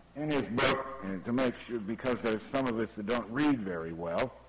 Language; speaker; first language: English; native; English